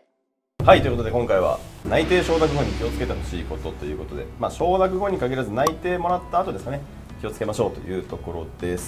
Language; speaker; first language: Japanese; native; Japanese